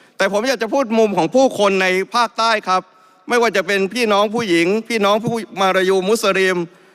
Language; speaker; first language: Thai; native; Thai